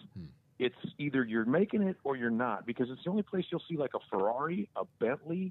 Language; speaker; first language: English; native; English